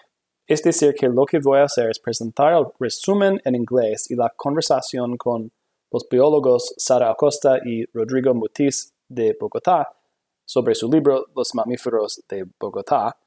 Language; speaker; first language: Spanish; non-native, fluent; English